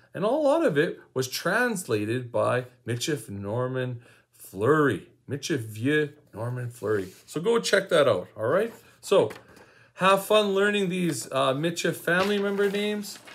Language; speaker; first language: English; native; English